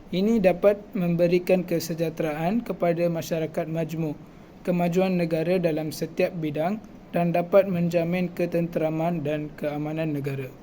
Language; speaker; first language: Malay; non-native, local second language; Tamil